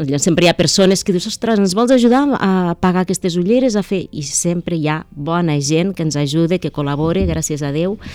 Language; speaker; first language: Catalan; native; Catalan